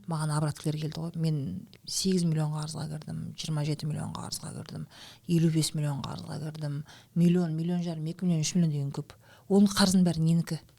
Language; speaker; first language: Kazakh; native; Kazakh